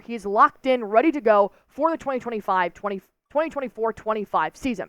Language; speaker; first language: English; native; English